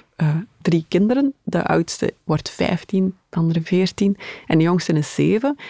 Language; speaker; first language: Dutch; native; Dutch